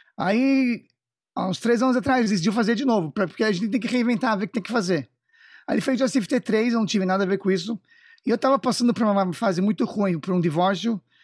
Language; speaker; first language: Portuguese; non-native, fluent; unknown